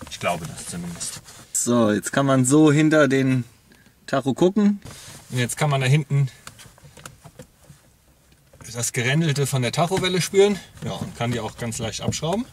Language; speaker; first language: German; native; German